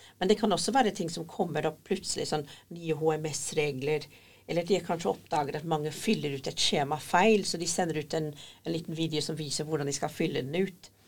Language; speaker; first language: Norwegian; non-native, fluent; English